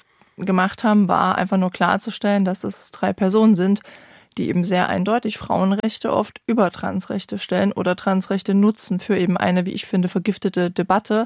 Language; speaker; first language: German; native; German